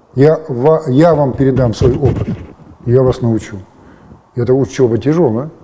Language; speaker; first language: Russian; native; Russian